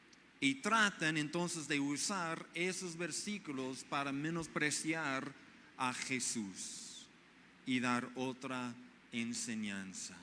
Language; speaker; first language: Spanish; non-native, fluent; English